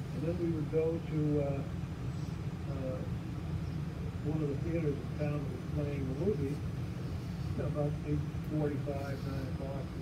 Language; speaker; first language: English; native; English